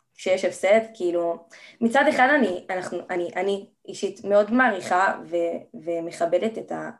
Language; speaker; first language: Hebrew; native; Hebrew